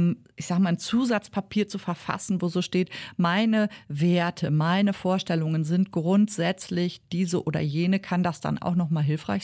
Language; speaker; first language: German; native; German